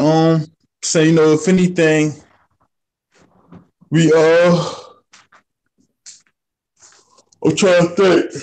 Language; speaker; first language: English; native; English